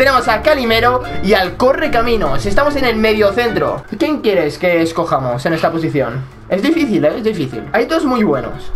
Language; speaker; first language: Spanish; native; Spanish